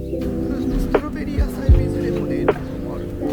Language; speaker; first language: Japanese; native; Japanese